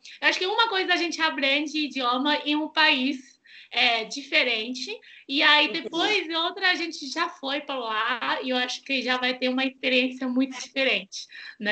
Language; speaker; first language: Portuguese; non-native, fluent; Chinese